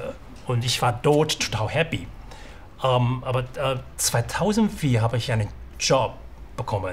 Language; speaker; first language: German; non-native, fluent; Chinese